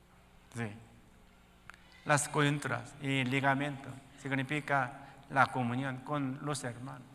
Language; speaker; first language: Spanish; non-native, learner; Korean